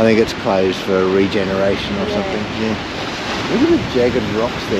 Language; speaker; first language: English; native; English